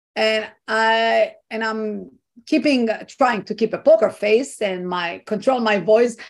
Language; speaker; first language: English; non-native, fluent; Hebrew